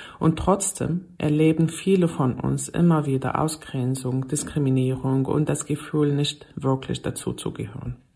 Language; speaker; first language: German; non-native, fluent; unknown